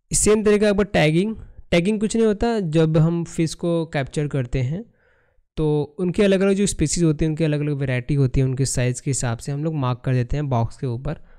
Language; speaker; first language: Hindi; native; Hindi